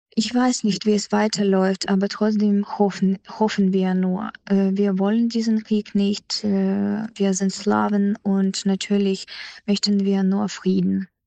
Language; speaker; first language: German; non-native, fluent; Ukrainian